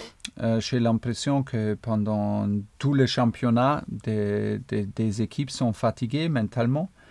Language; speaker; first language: French; non-native, fluent; German